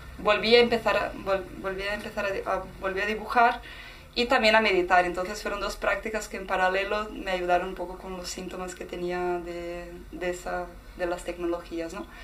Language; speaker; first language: Spanish; non-native, fluent; Portuguese